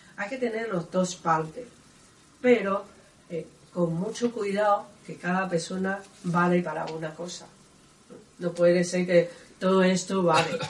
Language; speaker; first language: Spanish; non-native, learner; Chinese